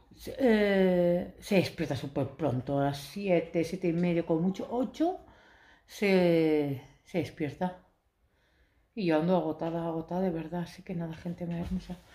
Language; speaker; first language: Spanish; early bilingual, other home language; Arabic